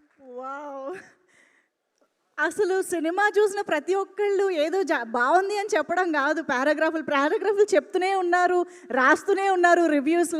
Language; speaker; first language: Telugu; native; Telugu